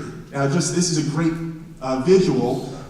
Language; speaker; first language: English; native; English